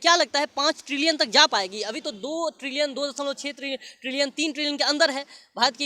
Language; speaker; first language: Hindi; native; Hindi